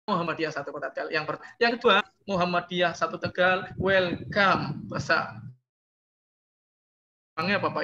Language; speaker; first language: Indonesian; native; Indonesian